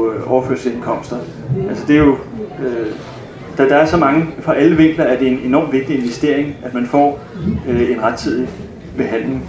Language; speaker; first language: Danish; native; Danish